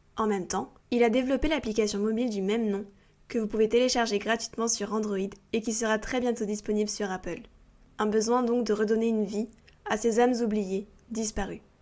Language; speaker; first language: French; native; French